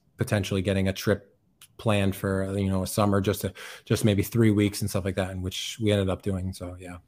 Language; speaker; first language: English; native; English